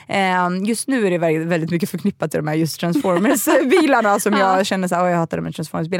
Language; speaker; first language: Swedish; native; Swedish